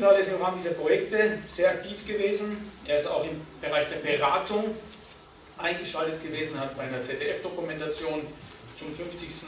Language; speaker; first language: German; native; German